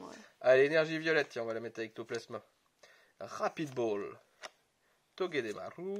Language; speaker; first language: French; native; French